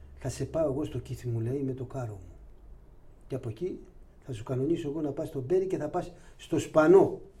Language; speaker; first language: Greek; non-native, local second language; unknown